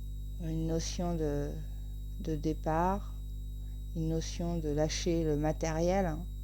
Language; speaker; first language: French; native; French